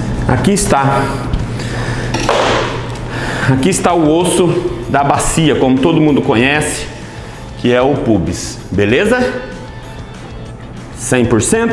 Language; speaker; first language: Portuguese; native; Portuguese